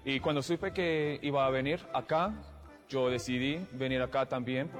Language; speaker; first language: Spanish; non-native, fluent; English